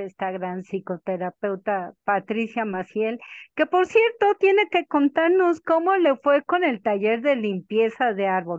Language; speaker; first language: Spanish; native; Spanish